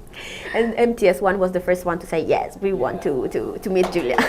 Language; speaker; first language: English; non-native, fluent; Italian